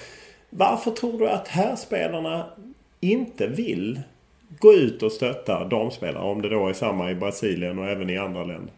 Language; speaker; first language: Swedish; native; Swedish